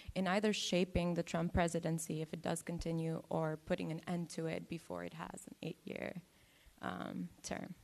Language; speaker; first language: English; non-native, fluent; Albanian